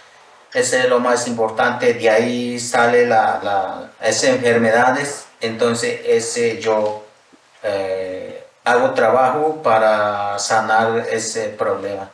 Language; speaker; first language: Spanish; non-native, local second language; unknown